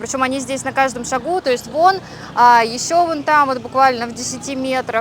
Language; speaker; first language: Russian; native; Russian